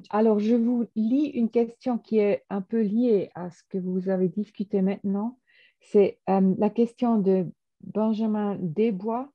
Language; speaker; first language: French; non-native, fluent; German